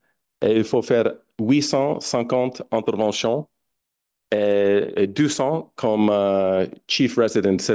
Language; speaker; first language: French; non-native, fluent; English